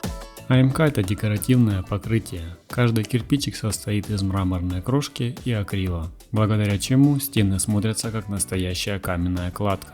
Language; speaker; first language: Russian; native; Russian